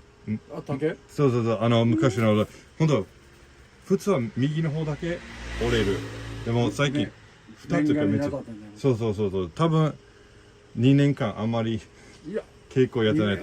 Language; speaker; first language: Japanese; non-native, learner; English